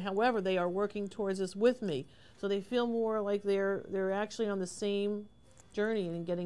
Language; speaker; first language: English; native; English